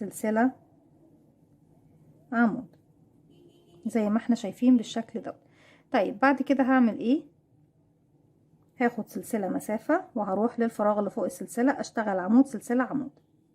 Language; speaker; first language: Arabic; native; Arabic